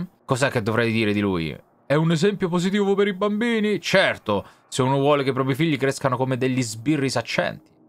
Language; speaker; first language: Italian; native; Italian